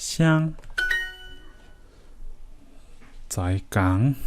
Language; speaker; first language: Chinese; non-native, learner; Mongolian